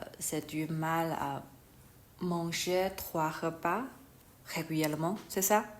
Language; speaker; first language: French; non-native, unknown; Chinese